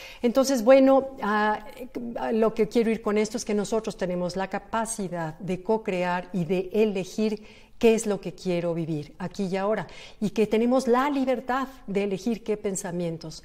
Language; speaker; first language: Spanish; native; Spanish